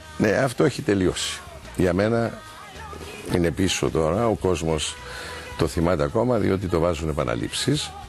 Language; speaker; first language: Greek; early bilingual, heritage; Greek